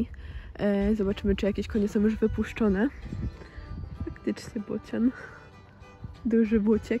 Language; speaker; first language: Polish; native; Polish